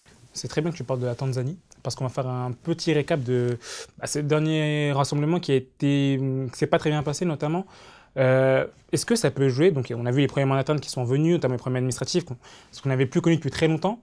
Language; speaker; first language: French; native; French